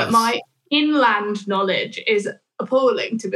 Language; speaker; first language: English; native; English